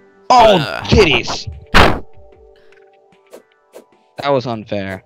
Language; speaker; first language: English; native; English